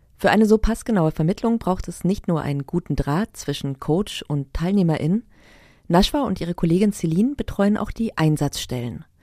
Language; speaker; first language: German; native; German